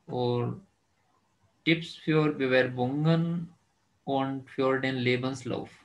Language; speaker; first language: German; non-native, fluent; Urdu